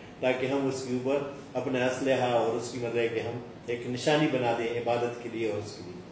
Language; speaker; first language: Urdu; native; Urdu